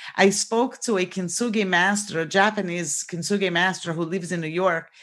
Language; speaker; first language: English; non-native, fluent; Portuguese